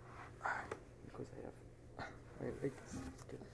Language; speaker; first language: English; non-native, fluent; French